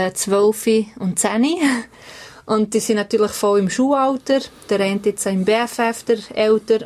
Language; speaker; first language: German; early bilingual, other home language; Albanian